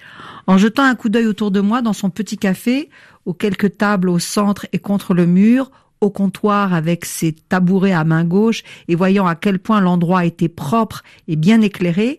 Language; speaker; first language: French; native; French